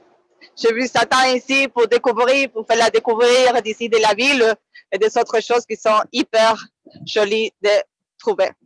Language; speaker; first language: French; non-native, fluent; Spanish